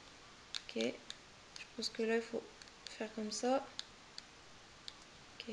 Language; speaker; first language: French; native; French